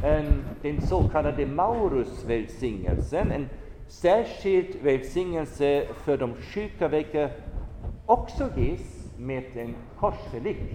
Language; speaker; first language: Swedish; non-native, fluent; German